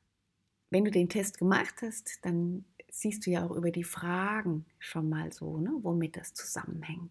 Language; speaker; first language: German; native; German